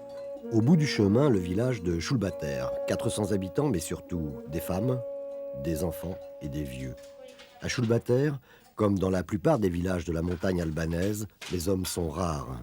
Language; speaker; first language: French; native; French